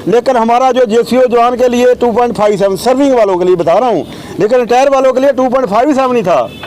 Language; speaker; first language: Hindi; non-native, local second language; Punjabi